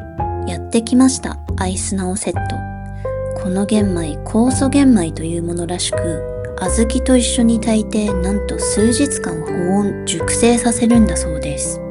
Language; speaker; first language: Japanese; native; Japanese